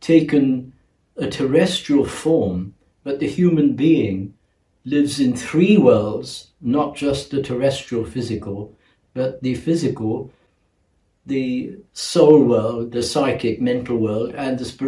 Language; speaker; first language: English; non-native, local second language; Gujarati